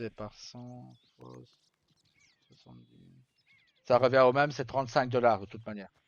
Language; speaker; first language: French; native; French